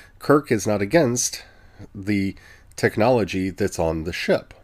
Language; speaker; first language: English; native; English